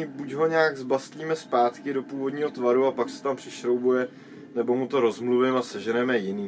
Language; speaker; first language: Czech; native; Czech